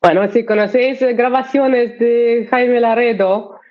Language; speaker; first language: Spanish; non-native, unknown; Russian